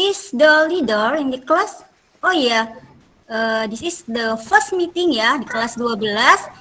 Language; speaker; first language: English; non-native, fluent; Indonesian